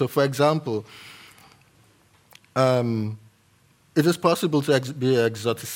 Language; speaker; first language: English; native; English